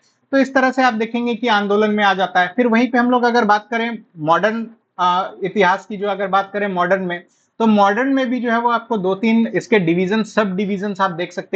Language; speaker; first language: Hindi; native; Hindi